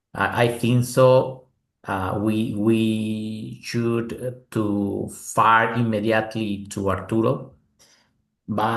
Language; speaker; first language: English; non-native, learner; Spanish